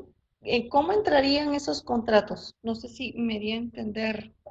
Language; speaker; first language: Spanish; native; Spanish